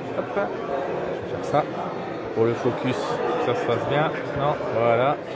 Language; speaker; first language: French; native; French